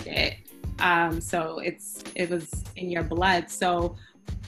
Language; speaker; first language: English; early bilingual, other home language; Spanish